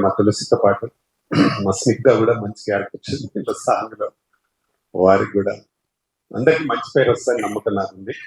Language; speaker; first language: Telugu; native; Telugu